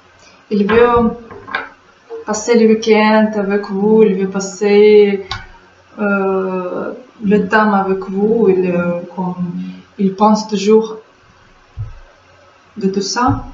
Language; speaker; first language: French; non-native, fluent; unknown